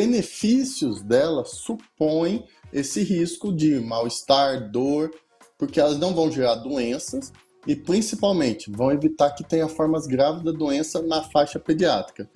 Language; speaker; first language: Portuguese; native; Portuguese